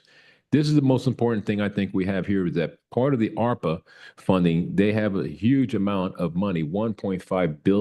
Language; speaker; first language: English; native; English